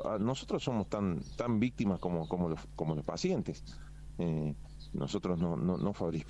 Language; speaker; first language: Spanish; native; Spanish